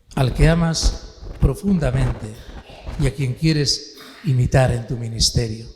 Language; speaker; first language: Spanish; native; Spanish